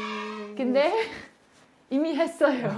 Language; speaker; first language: Korean; non-native, learner; Dutch